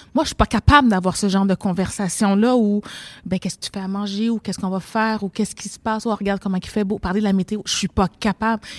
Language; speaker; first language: French; native; French